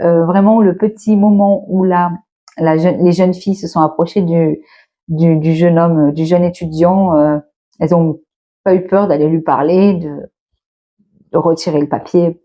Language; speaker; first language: French; native; French